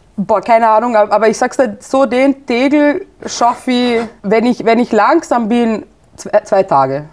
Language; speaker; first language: German; early bilingual, other home language; Serbian